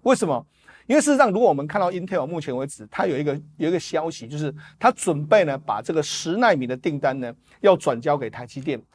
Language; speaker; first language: Chinese; native; Chinese